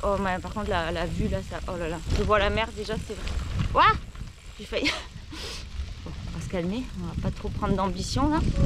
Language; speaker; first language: French; native; French